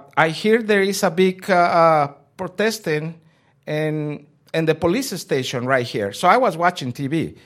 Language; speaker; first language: English; non-native, fluent; Spanish